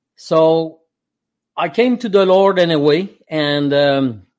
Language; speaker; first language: English; non-native, fluent; French